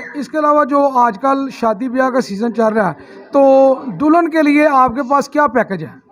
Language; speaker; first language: Urdu; non-native, local second language; Punjabi